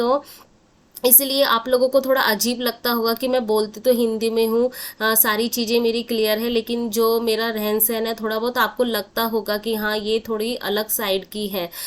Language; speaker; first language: Hindi; non-native, local second language; Bangla